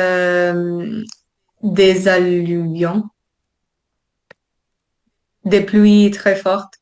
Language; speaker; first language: French; non-native, fluent; Italian